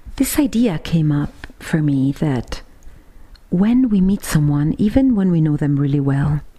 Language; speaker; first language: English; non-native, fluent; Italian